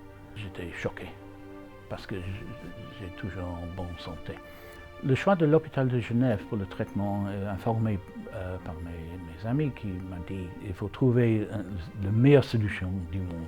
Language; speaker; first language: French; non-native, fluent; English